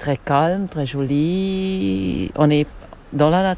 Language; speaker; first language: French; non-native, learner; German